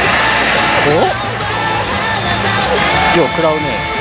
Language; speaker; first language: Japanese; native; Japanese